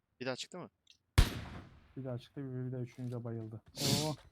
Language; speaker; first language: Turkish; native; Turkish